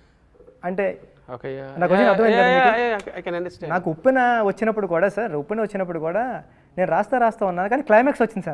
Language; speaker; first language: Telugu; native; Telugu